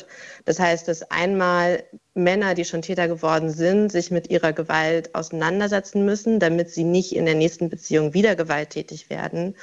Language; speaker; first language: German; native; German